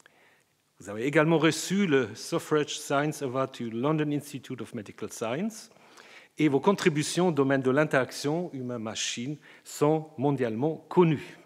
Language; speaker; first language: French; native; French